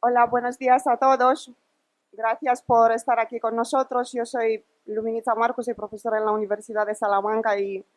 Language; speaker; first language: Spanish; non-native, fluent; Romanian